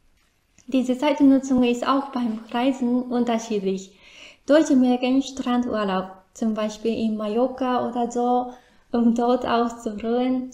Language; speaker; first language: German; non-native, fluent; Japanese